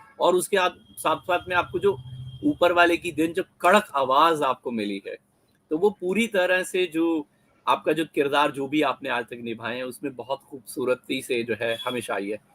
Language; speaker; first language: Hindi; native; Hindi